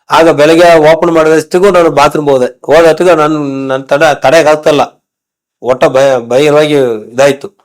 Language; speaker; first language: Kannada; non-native, local second language; Tamil